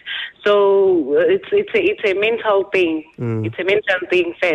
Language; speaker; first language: English; non-native, local second language; Zulu